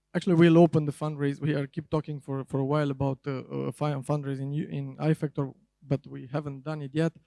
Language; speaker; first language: English; non-native, fluent; Romanian